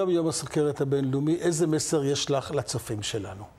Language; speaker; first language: Hebrew; native; Hebrew